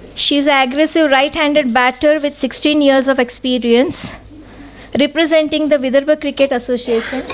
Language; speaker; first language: English; non-native, local second language; Marathi